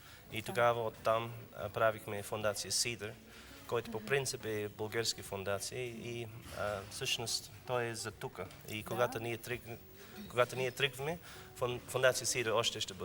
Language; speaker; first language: Bulgarian; non-native, learner; English